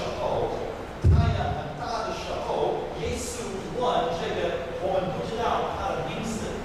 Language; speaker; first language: Chinese; non-native, fluent; English